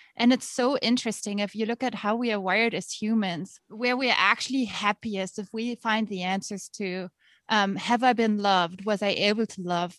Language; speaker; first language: English; non-native, fluent; German